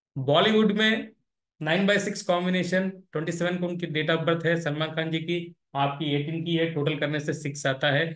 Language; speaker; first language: Hindi; non-native, local second language; Telugu